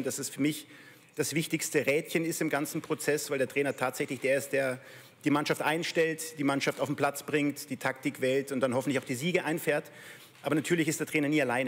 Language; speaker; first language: German; native; German